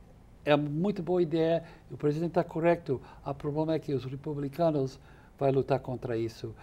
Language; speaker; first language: Portuguese; non-native, fluent; English